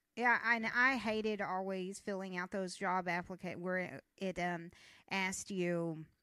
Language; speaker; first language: English; native; English